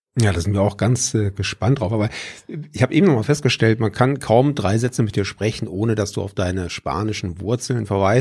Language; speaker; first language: German; native; German